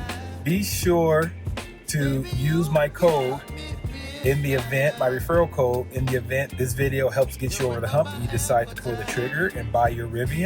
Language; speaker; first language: English; native; English